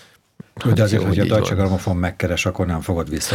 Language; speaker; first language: Hungarian; native; Hungarian